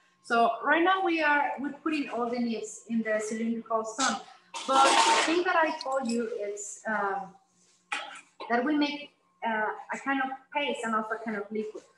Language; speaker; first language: English; non-native, learner; Spanish